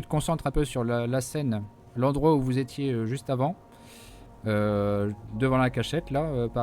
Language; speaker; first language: French; native; French